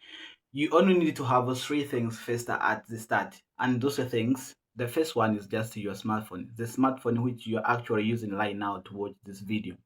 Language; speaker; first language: English; non-native, local second language; Swahili